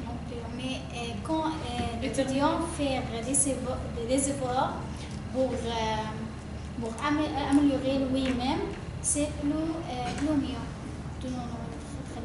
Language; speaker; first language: French; non-native, learner; Arabic